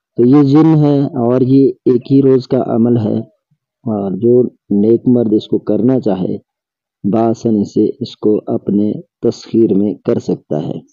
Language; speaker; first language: Urdu; non-native, local second language; Sindhi